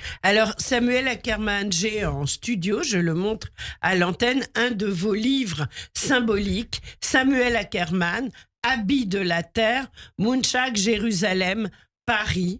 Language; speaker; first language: French; native; French